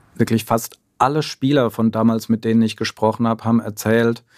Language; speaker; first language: German; native; German